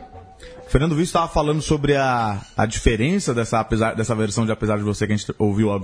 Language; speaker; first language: Portuguese; native; Portuguese